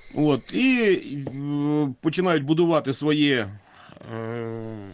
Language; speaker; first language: Ukrainian; native; Ukrainian